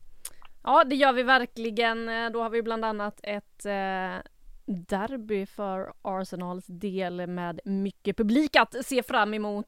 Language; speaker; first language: Swedish; native; Swedish